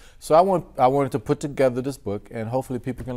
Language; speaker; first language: English; native; English